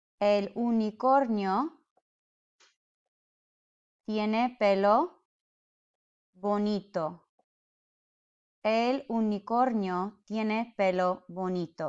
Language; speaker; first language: Spanish; non-native, fluent; English